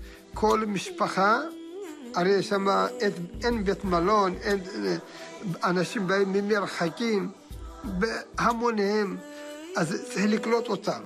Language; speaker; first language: Hebrew; non-native, fluent; Amharic